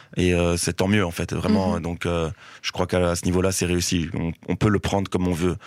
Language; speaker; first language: French; native; French